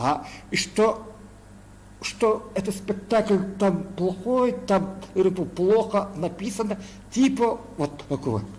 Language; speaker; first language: Russian; non-native, local second language; Yakut